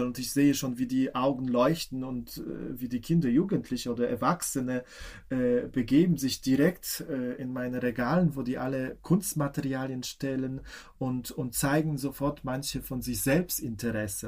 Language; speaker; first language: German; non-native, fluent; Polish